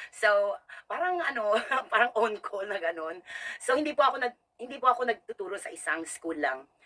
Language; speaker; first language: Filipino; native; Filipino